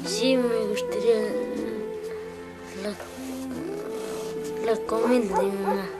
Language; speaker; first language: Spanish; non-native, local second language; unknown